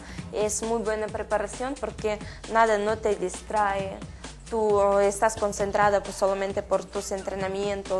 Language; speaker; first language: Spanish; non-native, learner; Russian